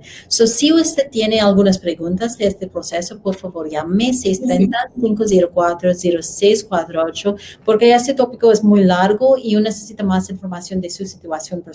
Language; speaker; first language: Spanish; non-native, learner; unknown